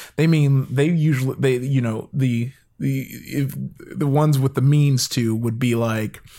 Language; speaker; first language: English; native; English